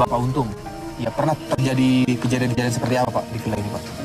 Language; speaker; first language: Indonesian; native; Indonesian